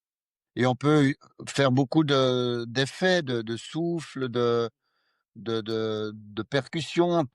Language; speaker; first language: French; non-native, fluent; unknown